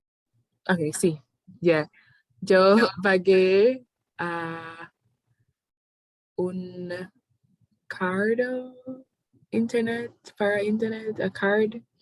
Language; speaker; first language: Spanish; non-native, learner; English